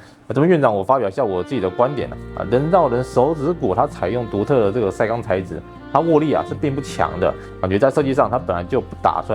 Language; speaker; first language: Chinese; native; Chinese